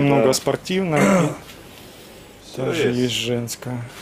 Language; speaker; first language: Russian; native; Russian